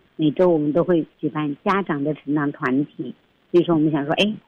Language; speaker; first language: Chinese; native; Chinese